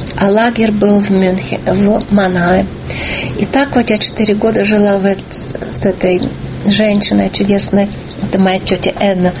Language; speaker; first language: Russian; early bilingual, heritage; Russian